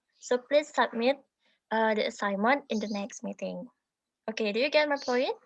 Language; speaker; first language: English; non-native, learner; Indonesian